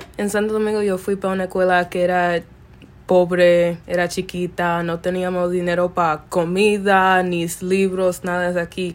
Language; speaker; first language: Spanish; early bilingual, other home language; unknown